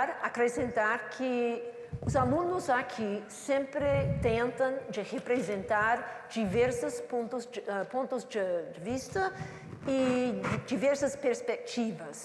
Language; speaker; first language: Portuguese; non-native, learner; English